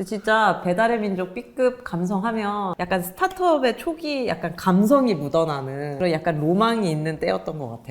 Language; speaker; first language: Korean; native; Korean